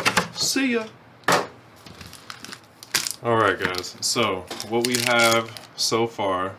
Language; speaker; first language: English; native; English